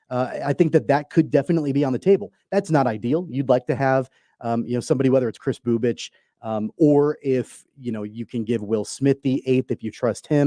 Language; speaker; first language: English; native; English